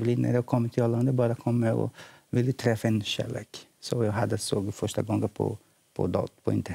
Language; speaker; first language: Swedish; non-native, learner; Portuguese